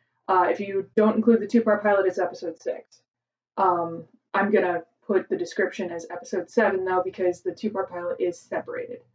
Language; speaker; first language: English; native; English